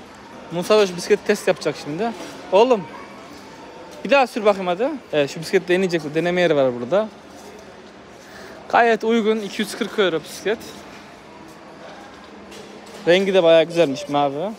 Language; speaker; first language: Turkish; native; Turkish